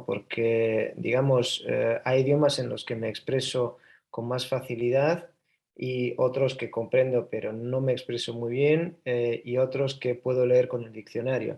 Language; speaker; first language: Spanish; early bilingual, heritage; Spanish